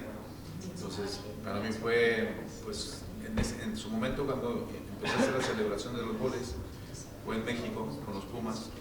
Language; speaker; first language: Spanish; native; Spanish